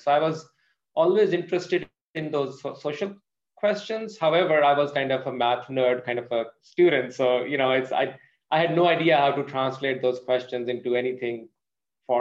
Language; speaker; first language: English; non-native, local second language; Urdu